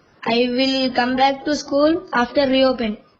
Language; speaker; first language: English; non-native, learner; Telugu